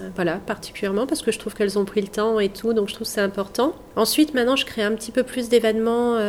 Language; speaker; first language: French; native; French